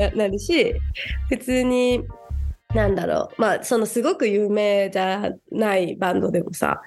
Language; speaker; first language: Japanese; native; Japanese